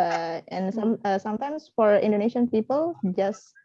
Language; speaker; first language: English; non-native, learner; Indonesian